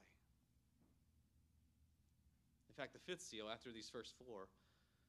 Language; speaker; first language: English; native; English